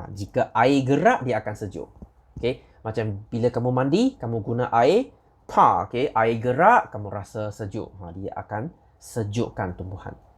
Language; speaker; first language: Malay; non-native, local second language; Chinese